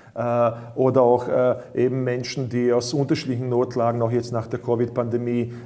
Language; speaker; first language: German; non-native, fluent; Bosnian